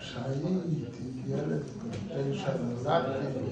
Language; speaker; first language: Hebrew; non-native, fluent; Yiddish